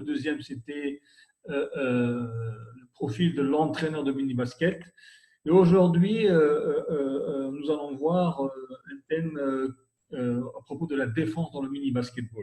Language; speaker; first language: French; non-native, local second language; Arabic